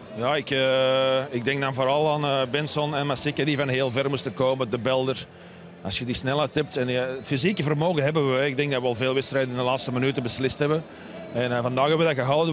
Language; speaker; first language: Dutch; native; Dutch